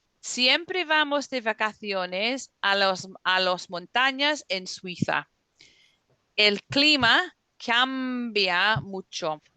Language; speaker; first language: Spanish; non-native, fluent; English